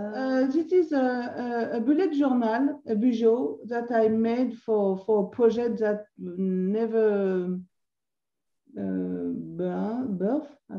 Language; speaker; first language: English; non-native, learner; French